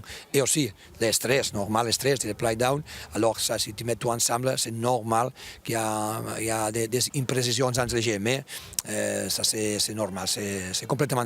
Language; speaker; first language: French; non-native, fluent; Spanish